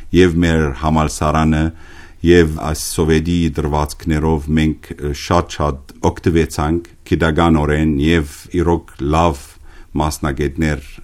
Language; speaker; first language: Armenian; early bilingual, heritage; Armenian